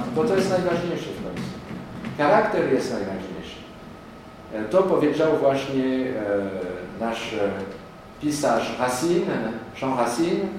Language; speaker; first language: Polish; non-native, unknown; French